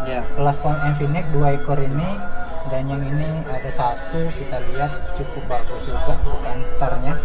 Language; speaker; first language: Indonesian; native; Indonesian